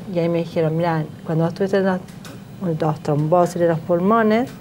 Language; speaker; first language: Spanish; native; Spanish